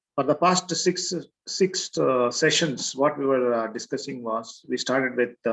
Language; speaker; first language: English; non-native, local second language; Kannada